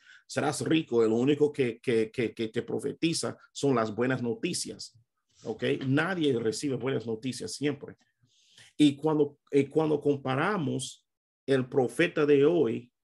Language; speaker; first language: Spanish; non-native, fluent; English